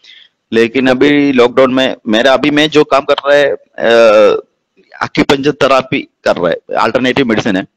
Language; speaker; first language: Hindi; non-native, local second language; Malayalam